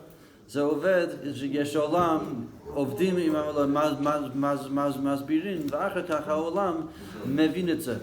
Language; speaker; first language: Hebrew; non-native, fluent; English